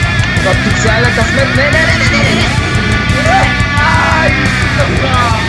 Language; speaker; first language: Bulgarian; native; Bulgarian